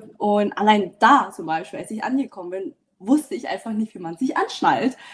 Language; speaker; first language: German; early bilingual, other home language; Vietnamese